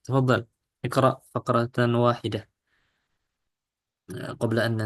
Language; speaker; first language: Arabic; non-native, fluent; Indonesian